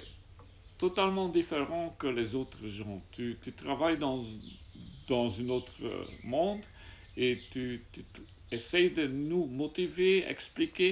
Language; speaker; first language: French; non-native, learner; Czech